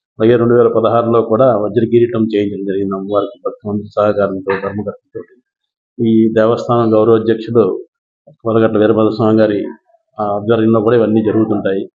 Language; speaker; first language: Telugu; native; Telugu